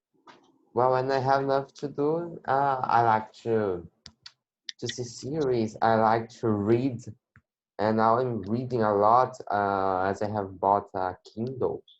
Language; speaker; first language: English; non-native, learner; Portuguese